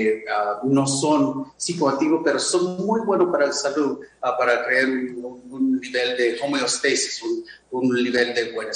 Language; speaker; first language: Spanish; non-native, fluent; English